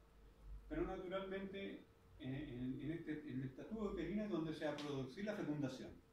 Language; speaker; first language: Spanish; native; Spanish